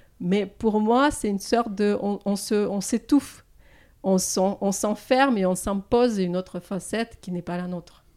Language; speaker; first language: French; non-native, fluent; Russian